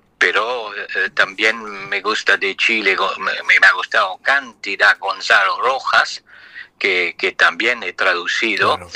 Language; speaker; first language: Spanish; non-native, fluent; Italian